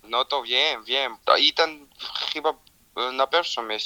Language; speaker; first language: Polish; non-native, learner; Georgian